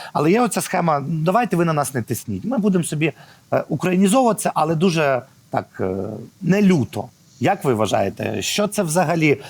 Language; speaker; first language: Ukrainian; native; Ukrainian